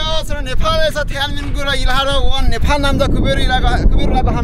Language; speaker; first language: Korean; non-native, fluent; Nepali